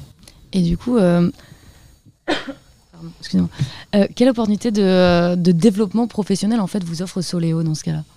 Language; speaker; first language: French; native; French